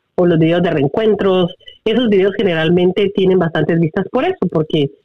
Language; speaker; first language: Spanish; native; Spanish